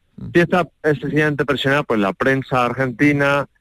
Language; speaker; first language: Spanish; non-native, fluent; French